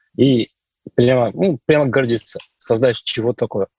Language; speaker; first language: Russian; non-native, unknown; Hindi